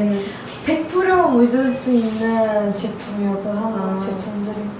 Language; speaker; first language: Korean; non-native, learner; Turkish